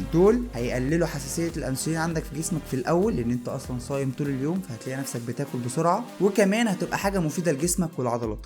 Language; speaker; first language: Arabic; native; Arabic